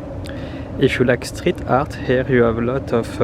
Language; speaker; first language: English; non-native, learner; French